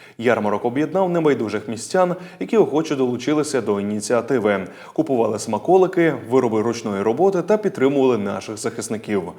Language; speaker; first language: Ukrainian; native; Ukrainian